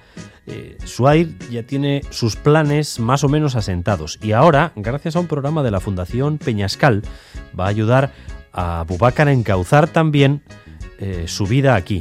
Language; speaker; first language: Spanish; native; Spanish